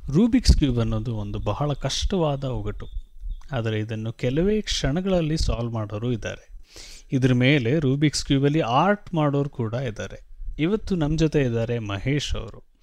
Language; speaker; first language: Kannada; native; Kannada